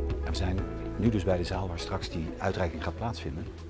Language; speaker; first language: Dutch; native; Dutch